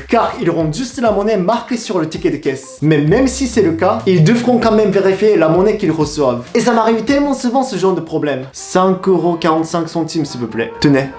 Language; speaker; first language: French; non-native, fluent; Japanese